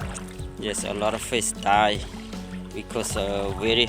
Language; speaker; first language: English; non-native, learner; Khmer